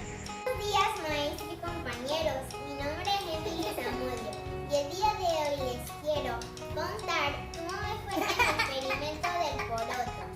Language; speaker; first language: Spanish; native; Spanish